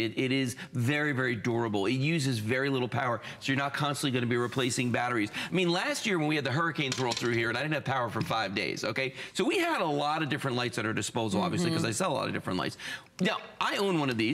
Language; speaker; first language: English; native; English